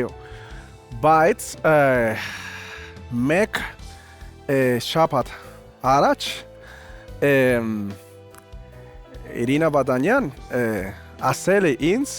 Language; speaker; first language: Armenian; non-native, learner; Spanish